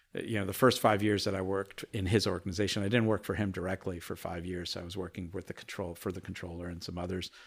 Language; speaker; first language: English; early bilingual, other home language; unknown